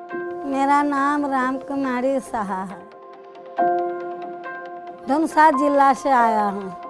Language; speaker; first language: Hindi; non-native, learner; Maithili